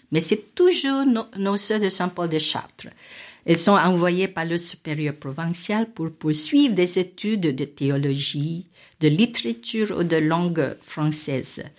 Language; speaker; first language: French; non-native, fluent; Filipino